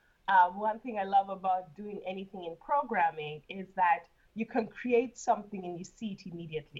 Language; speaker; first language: English; non-native, local second language; Ganda